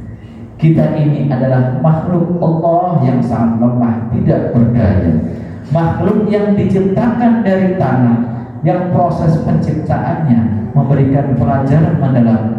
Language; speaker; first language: Indonesian; native; Indonesian